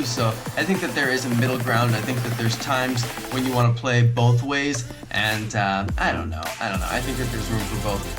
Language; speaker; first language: English; native; English